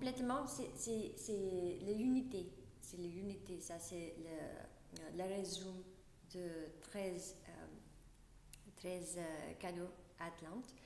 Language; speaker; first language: French; non-native, learner; English